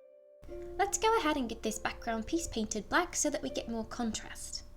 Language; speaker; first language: English; native; English